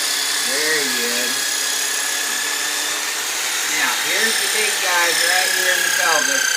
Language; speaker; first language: English; native; English